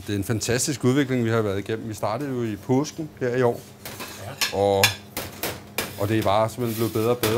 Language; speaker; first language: Danish; native; Danish